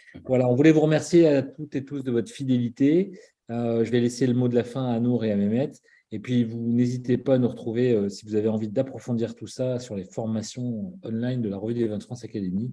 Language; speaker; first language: French; native; French